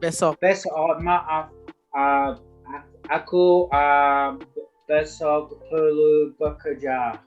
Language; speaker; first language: Indonesian; non-native, learner; English